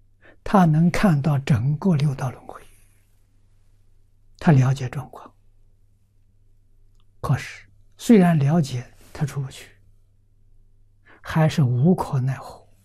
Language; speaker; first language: Chinese; native; Chinese